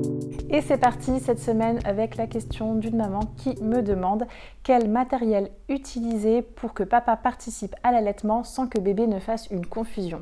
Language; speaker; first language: French; native; French